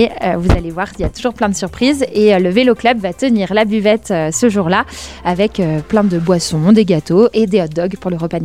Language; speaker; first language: French; native; French